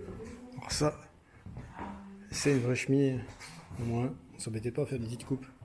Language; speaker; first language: French; native; French